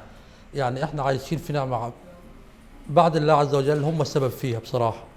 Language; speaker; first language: Arabic; native; Arabic